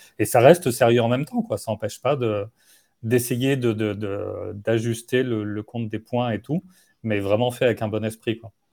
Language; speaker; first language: French; native; French